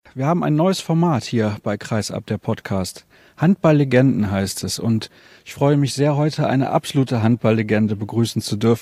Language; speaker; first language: German; native; German